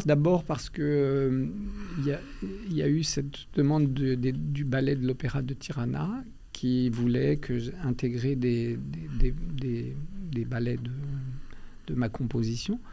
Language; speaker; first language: French; early bilingual, other home language; Albanian